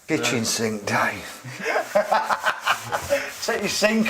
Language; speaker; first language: English; native; English